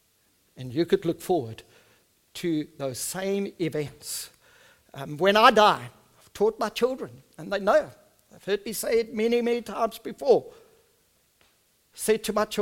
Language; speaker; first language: English; non-native, local second language; Afrikaans